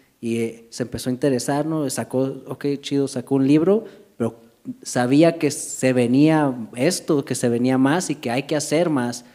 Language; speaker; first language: Spanish; early bilingual, heritage; Spanish